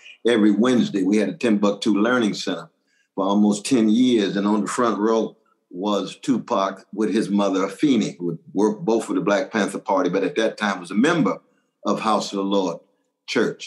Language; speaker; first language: English; native; English